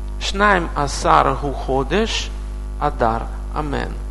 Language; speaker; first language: Hebrew; non-native, learner; Russian